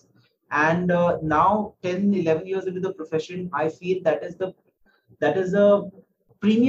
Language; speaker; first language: English; non-native, local second language; Marathi